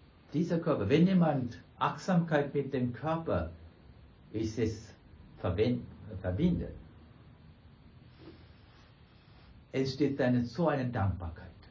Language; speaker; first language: German; non-native, fluent; Sinhala